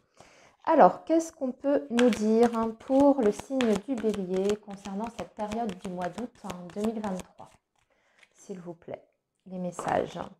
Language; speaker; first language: French; native; French